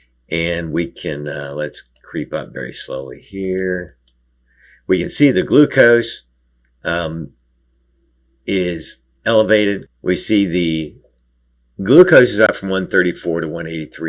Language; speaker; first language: English; native; English